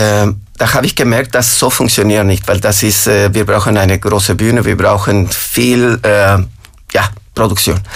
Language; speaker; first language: German; non-native, fluent; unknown